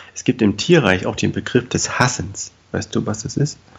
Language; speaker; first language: German; native; German